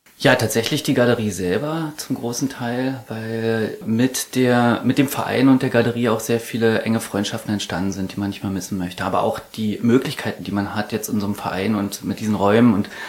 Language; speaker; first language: German; native; German